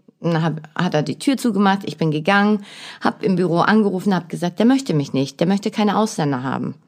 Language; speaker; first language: German; early bilingual, other home language; Turkish